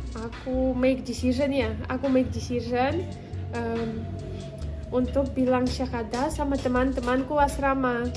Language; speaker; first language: Indonesian; non-native, fluent; Russian